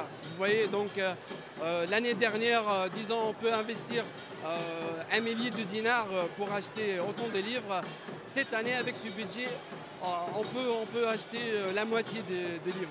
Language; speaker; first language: French; non-native, local second language; Arabic